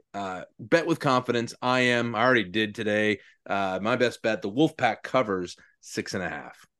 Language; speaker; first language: English; native; English